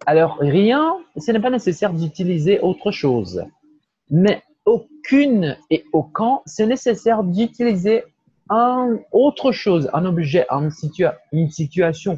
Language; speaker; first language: French; non-native, fluent; Portuguese